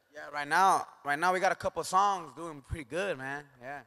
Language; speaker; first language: English; early bilingual, other home language; Spanish